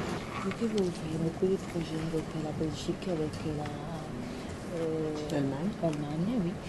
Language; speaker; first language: French; non-native, learner; Italian